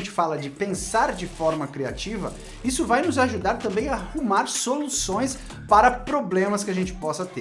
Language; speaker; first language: Portuguese; native; Portuguese